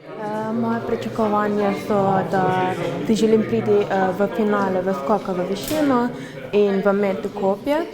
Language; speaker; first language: Slovenian; native; Slovenian